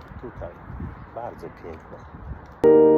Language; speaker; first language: Polish; non-native, learner; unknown